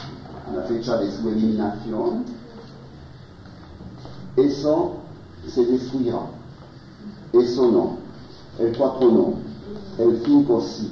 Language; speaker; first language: Spanish; non-native, fluent; French